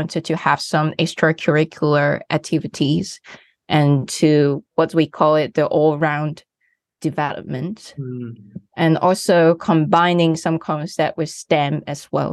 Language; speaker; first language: English; non-native, local second language; Cantonese